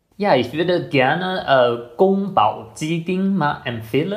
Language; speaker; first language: German; non-native, fluent; Chinese